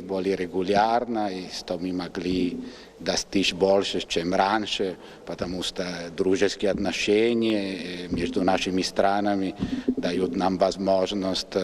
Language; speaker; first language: Russian; non-native, fluent; Italian